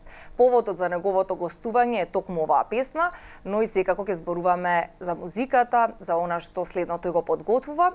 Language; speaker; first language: Macedonian; native; Macedonian